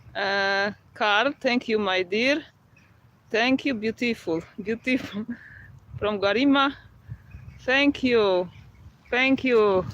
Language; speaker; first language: English; non-native, learner; Polish